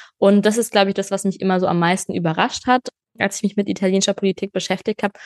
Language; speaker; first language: German; native; German